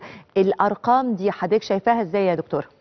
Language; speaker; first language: Arabic; native; Arabic